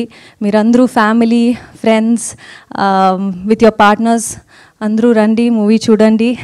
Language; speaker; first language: Telugu; non-native, fluent; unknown